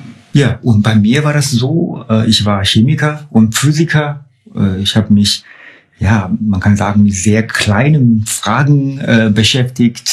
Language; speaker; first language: German; non-native, fluent; Chinese